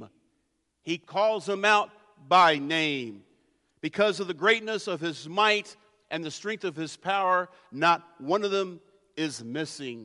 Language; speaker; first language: English; native; English